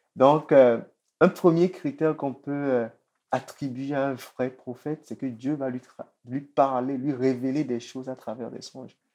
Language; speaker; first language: French; native; French